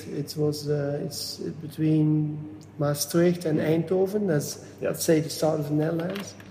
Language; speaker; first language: English; non-native, fluent; Dutch